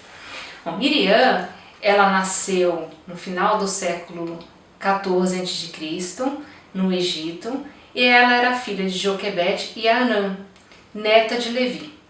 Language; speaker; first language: Portuguese; native; Portuguese